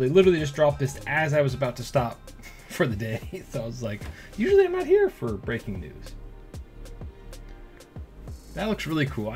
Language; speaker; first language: English; native; English